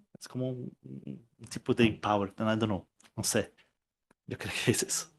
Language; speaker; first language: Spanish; non-native, learner; Portuguese